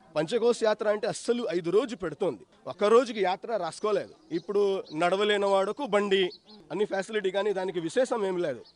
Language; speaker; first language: Telugu; non-native, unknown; Hindi